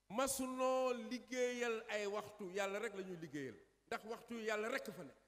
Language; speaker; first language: Wolof; native; Wolof